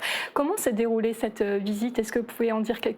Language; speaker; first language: French; native; French